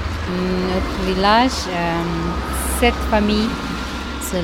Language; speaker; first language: French; non-native, learner; Tibetan